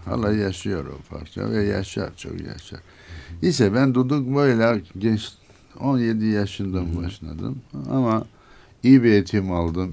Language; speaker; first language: Turkish; non-native, learner; Armenian